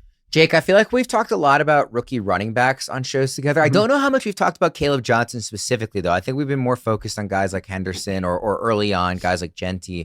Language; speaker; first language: English; native; English